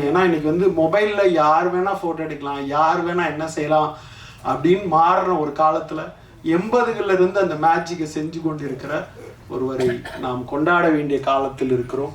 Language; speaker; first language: Tamil; native; Tamil